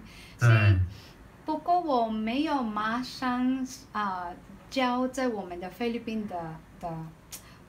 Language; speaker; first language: Chinese; non-native, learner; Filipino